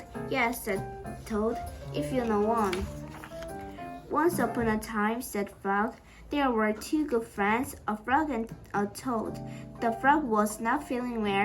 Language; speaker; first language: English; non-native, learner; Korean